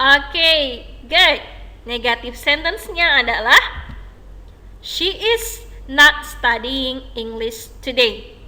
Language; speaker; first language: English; non-native, fluent; Indonesian